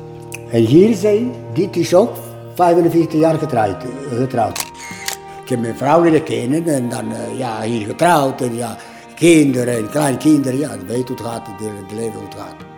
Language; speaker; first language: Dutch; non-native, learner; Italian